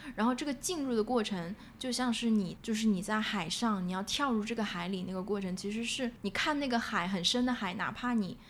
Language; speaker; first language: Chinese; native; Chinese